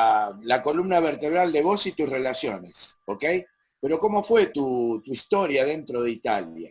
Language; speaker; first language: Spanish; native; Spanish